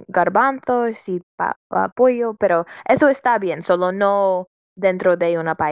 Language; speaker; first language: Spanish; non-native, fluent; English